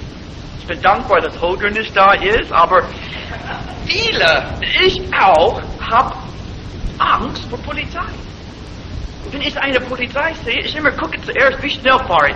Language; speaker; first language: German; non-native, fluent; English